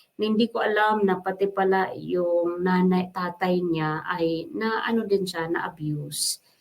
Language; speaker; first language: Filipino; non-native, local second language; Waray